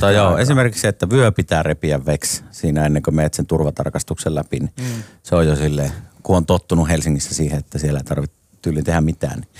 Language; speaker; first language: Finnish; native; Finnish